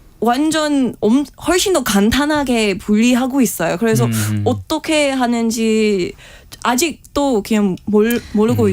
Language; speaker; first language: Korean; non-native, fluent; English